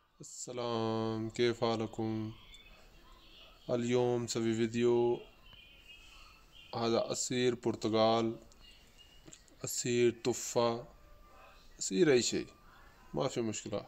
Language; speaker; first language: Arabic; non-native, learner; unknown